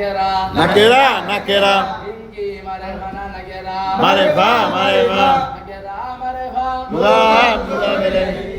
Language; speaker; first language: Arabic; non-native, learner; Bangla